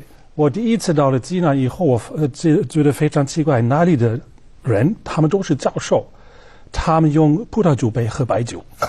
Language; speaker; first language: Chinese; non-native, fluent; German